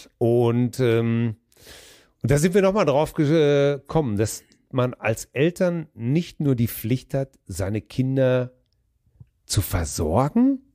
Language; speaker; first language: German; native; German